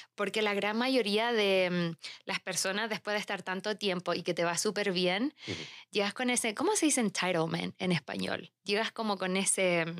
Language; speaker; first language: Spanish; native; Spanish